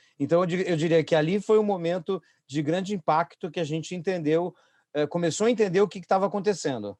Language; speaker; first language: Portuguese; native; Portuguese